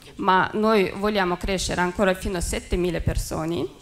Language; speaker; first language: Italian; non-native, fluent; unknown